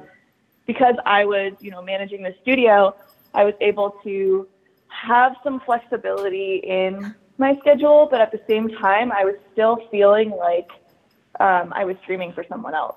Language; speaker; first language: English; native; English